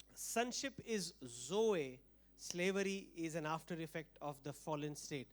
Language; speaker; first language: English; non-native, local second language; Marathi